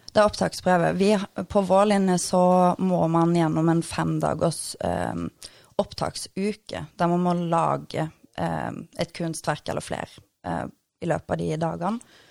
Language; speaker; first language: Norwegian; native; Norwegian